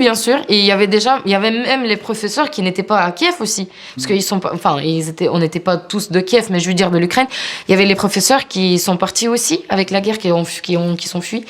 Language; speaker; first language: French; non-native, fluent; Ukrainian